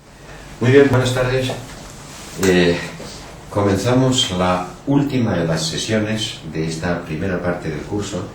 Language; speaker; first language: Spanish; native; Spanish